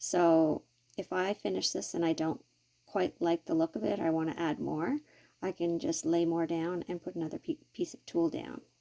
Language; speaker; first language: English; native; English